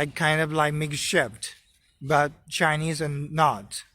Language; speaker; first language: English; non-native, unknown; Chinese